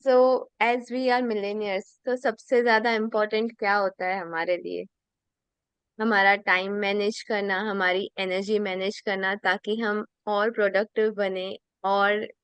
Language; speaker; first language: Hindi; native; Hindi